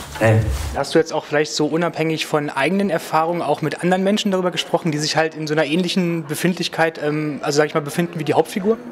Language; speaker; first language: German; native; German